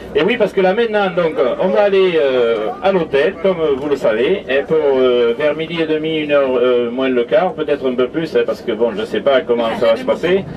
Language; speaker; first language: French; native; French